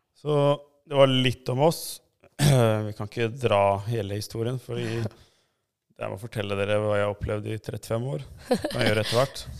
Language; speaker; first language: Norwegian; early bilingual, other home language; Albanian